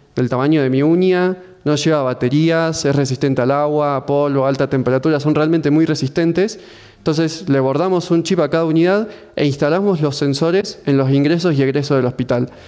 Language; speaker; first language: Spanish; native; Spanish